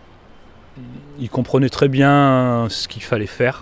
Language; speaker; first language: French; non-native, local second language; Arabic